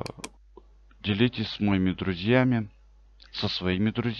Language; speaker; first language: Russian; native; Russian